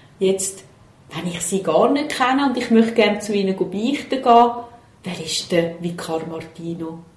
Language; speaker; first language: German; native; German